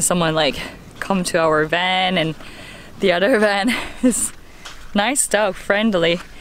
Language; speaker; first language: English; non-native, fluent; Korean